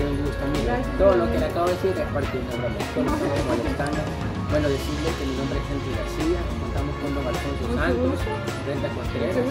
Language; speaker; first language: Spanish; native; Spanish